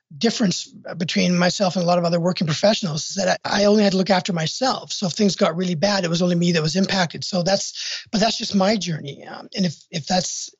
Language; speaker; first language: English; native; English